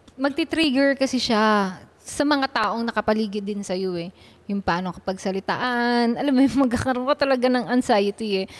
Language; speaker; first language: Filipino; native; Filipino